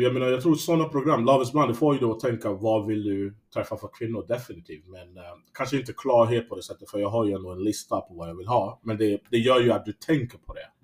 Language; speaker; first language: Swedish; native; Swedish